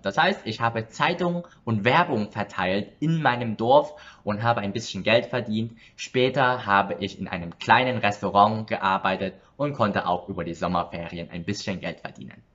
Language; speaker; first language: German; early bilingual, other home language; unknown